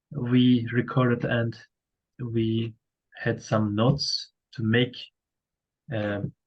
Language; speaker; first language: English; non-native, learner; Turkish